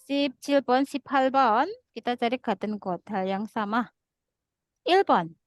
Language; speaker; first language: Korean; non-native, fluent; Indonesian